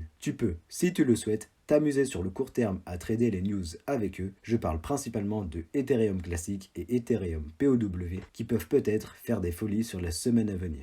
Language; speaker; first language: French; native; French